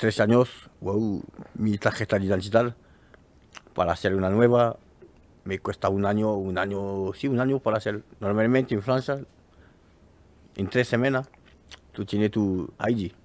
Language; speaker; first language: Spanish; non-native, learner; French